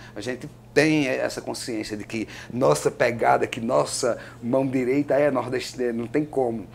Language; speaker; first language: Portuguese; native; Portuguese